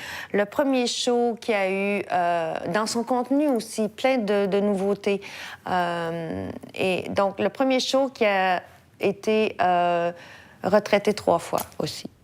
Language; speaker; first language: French; native; French